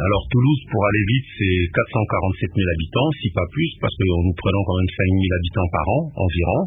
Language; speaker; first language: French; non-native, local second language; Lingala